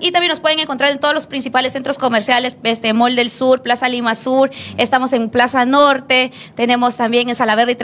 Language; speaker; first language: Spanish; native; Spanish